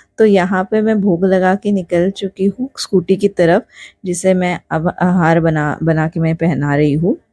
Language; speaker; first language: Hindi; non-native, local second language; Marathi